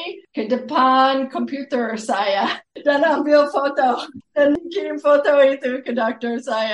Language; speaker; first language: Indonesian; non-native, fluent; English